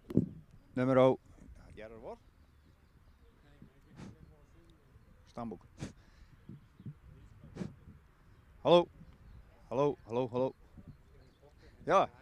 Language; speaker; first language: Dutch; native; Dutch